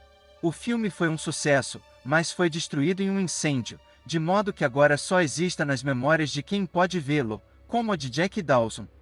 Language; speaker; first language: Portuguese; native; Portuguese